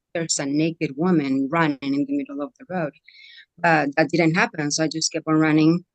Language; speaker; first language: English; non-native, fluent; Spanish